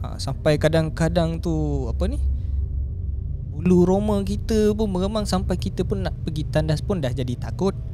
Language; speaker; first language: Malay; native; Malay